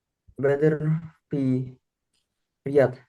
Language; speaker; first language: Arabic; non-native, learner; Indonesian